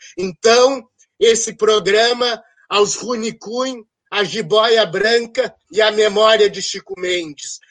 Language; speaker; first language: Portuguese; native; Portuguese